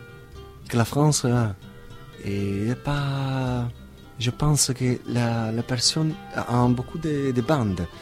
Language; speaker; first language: French; non-native, learner; Italian